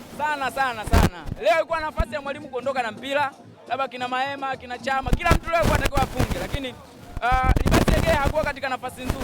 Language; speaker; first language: Swahili; native; Swahili